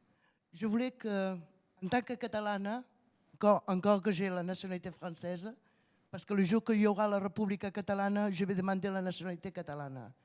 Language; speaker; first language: French; non-native, fluent; Catalan